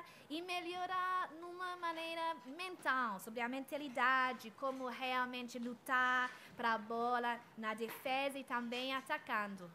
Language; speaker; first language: Portuguese; non-native, fluent; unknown